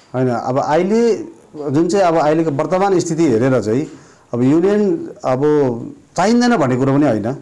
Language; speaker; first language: Nepali; native; Nepali